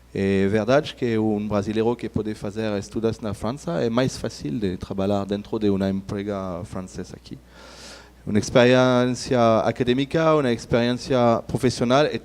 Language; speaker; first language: Portuguese; non-native, learner; French